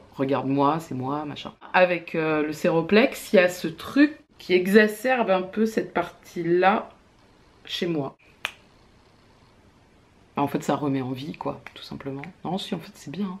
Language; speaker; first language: French; native; French